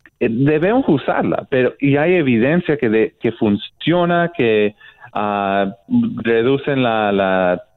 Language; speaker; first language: Spanish; non-native, fluent; English